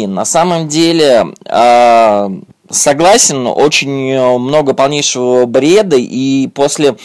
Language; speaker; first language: Russian; native; Russian